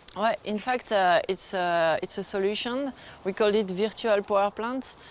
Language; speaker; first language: English; non-native, fluent; French